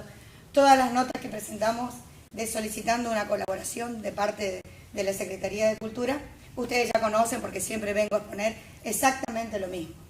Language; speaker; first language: Spanish; native; Spanish